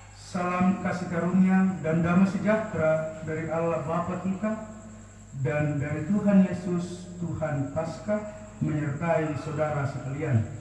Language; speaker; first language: Indonesian; non-native, local second language; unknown